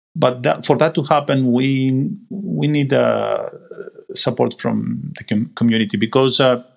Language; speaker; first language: English; non-native, fluent; Greek